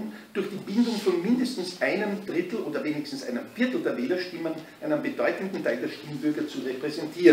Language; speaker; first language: German; native; German